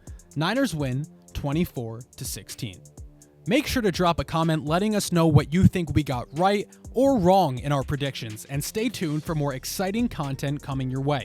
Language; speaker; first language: English; native; English